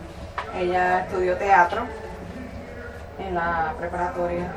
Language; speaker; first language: Spanish; early bilingual, heritage; Spanish